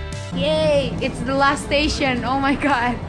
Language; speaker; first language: English; non-native, learner; Indonesian